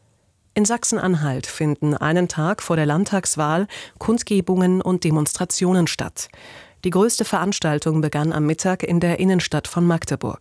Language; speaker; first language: German; native; German